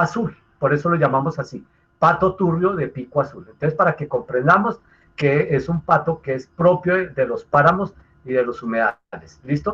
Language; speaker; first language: Spanish; native; Spanish